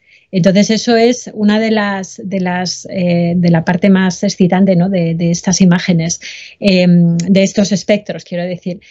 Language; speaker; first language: Spanish; native; Spanish